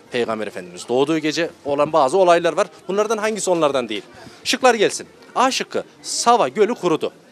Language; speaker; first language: Turkish; native; Turkish